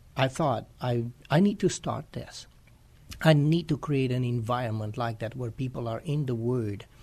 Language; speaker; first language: English; non-native, fluent; Romanian